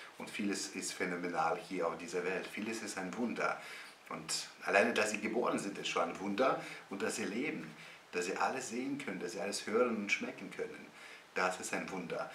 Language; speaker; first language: German; non-native, fluent; Russian